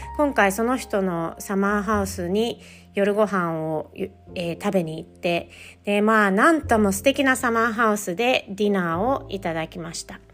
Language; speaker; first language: Japanese; early bilingual, heritage; Japanese